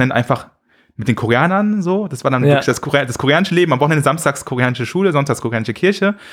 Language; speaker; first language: German; native; German